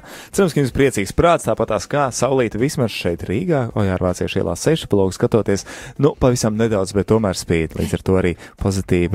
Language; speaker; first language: Latvian; native; Latvian